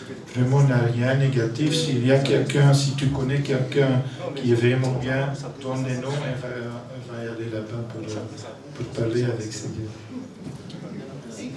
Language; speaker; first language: French; non-native, learner; Dutch